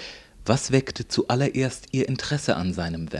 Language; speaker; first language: German; native; German